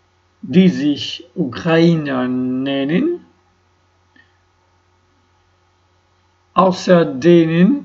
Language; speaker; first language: German; non-native, learner; Ukrainian